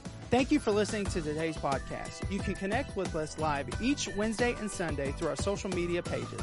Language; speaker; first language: English; native; English